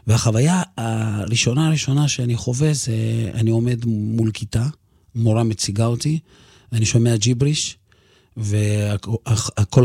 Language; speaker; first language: Hebrew; early bilingual, other home language; Russian